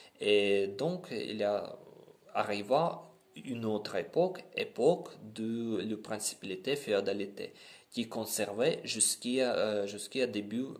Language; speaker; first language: French; non-native, learner; Ukrainian